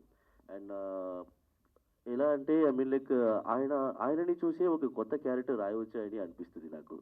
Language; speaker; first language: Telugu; non-native, learner; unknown